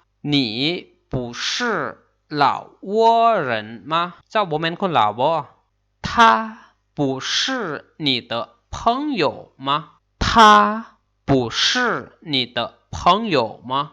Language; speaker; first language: Chinese; non-native, learner; Lao